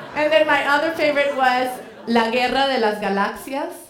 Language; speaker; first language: English; non-native, fluent; Spanish